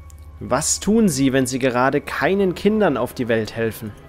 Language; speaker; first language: German; native; German